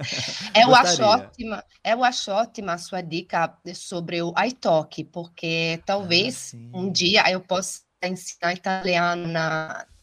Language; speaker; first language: Portuguese; non-native, fluent; Italian